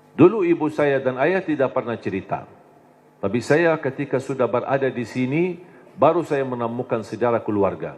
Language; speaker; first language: Indonesian; non-native, fluent; Arabic